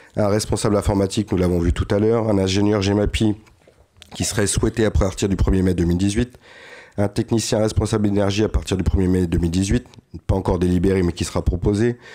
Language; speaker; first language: French; native; French